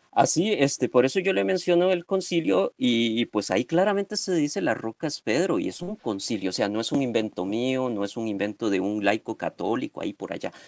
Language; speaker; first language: Spanish; native; Spanish